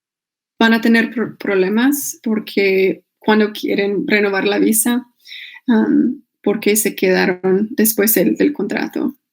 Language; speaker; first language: Spanish; non-native, fluent; English